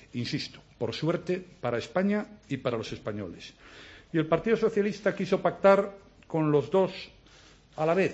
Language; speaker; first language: Spanish; native; Spanish